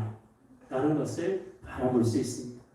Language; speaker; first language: Korean; native; Korean